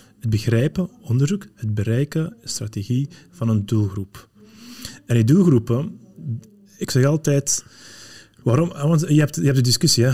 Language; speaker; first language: Dutch; early bilingual, other home language; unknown